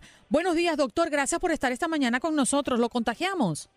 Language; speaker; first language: Spanish; native; Spanish